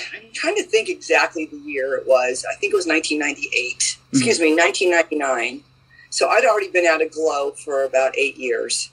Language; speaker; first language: English; native; English